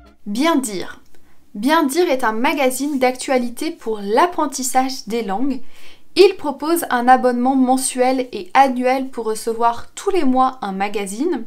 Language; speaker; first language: French; native; French